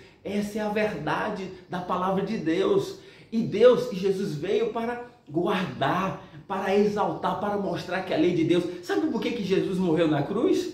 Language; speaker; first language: Portuguese; native; Portuguese